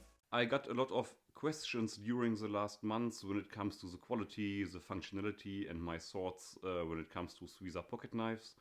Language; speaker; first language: English; non-native, fluent; German